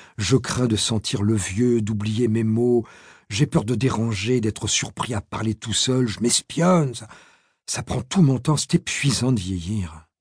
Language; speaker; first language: French; native; French